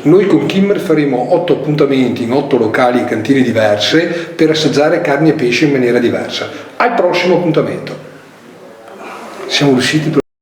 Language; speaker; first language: Italian; native; Italian